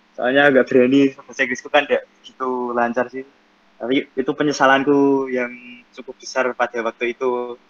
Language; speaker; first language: Indonesian; non-native, local second language; Javanese